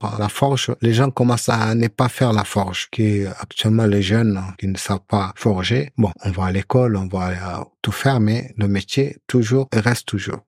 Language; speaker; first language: French; non-native, local second language; Soninke